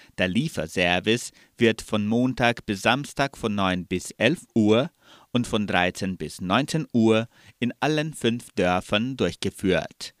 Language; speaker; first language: German; early bilingual, heritage; German